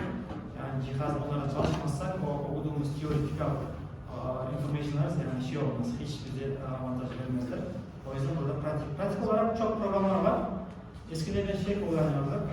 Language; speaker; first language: Turkish; non-native, learner; Kazakh